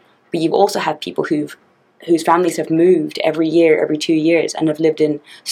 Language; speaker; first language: English; native; English